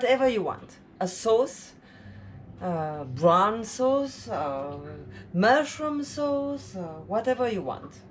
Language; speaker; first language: English; non-native, learner; French